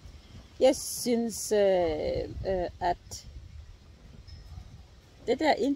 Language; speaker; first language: Danish; non-native, fluent; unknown